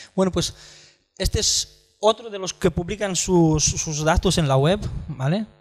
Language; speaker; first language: Spanish; non-native, fluent; Romanian